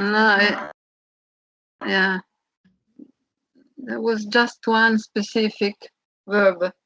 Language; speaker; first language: English; non-native, learner; Italian